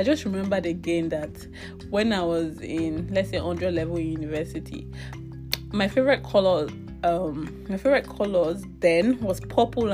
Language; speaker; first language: English; non-native, local second language; Yoruba